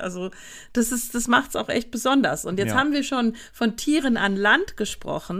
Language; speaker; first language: German; native; German